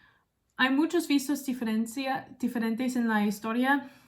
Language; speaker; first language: Spanish; non-native, learner; English